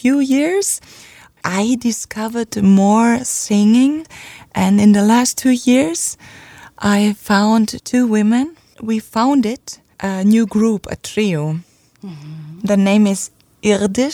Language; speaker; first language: English; non-native, fluent; German